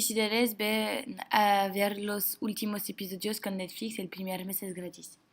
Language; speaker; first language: Spanish; non-native, learner; French